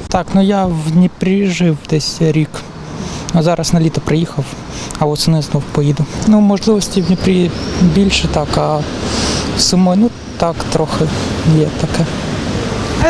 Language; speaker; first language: Ukrainian; native; Ukrainian